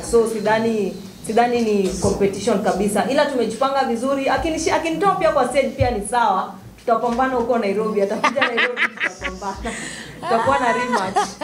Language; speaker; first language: Swahili; native; Swahili